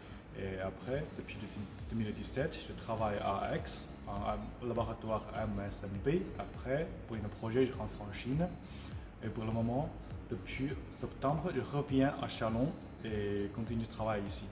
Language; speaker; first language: French; non-native, learner; Chinese